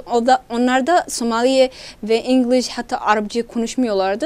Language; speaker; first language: Turkish; non-native, learner; Somali